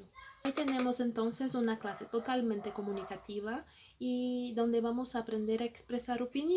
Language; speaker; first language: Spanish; non-native, fluent; Portuguese